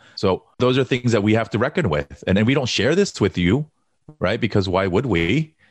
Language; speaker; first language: English; early bilingual, other home language; Korean